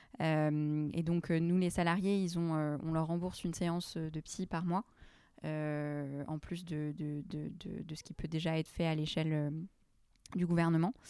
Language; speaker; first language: French; early bilingual, other home language; Arabic